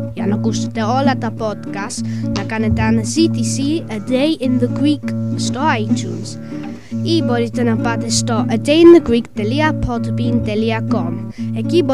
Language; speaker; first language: Greek; early bilingual, heritage; English